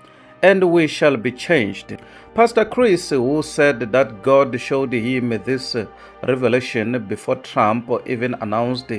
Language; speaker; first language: English; non-native, local second language; Tsonga